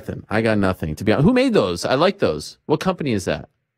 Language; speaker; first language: English; native; English